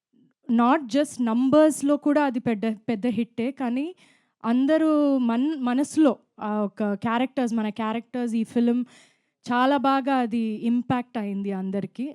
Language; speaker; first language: Telugu; non-native, fluent; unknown